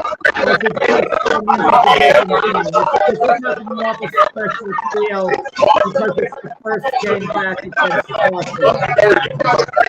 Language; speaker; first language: English; native; English